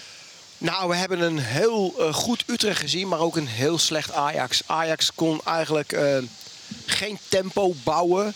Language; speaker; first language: Dutch; native; Dutch